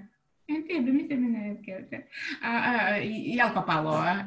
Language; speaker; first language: Finnish; non-native, learner; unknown